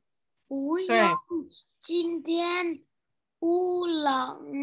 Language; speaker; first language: Chinese; non-native, learner; Vietnamese